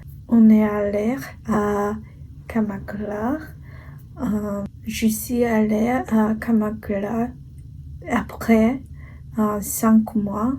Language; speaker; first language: French; non-native, learner; Japanese